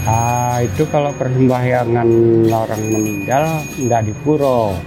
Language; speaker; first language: Indonesian; non-native, local second language; Balinese